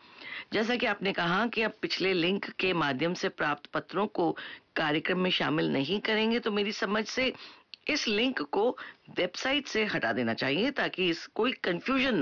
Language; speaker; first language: Hindi; native; Hindi